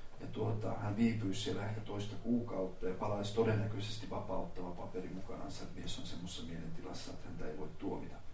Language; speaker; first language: Finnish; native; Finnish